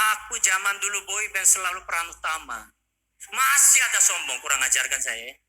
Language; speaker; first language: Indonesian; non-native, fluent; Korean